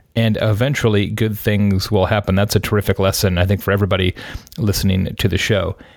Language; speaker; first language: English; native; English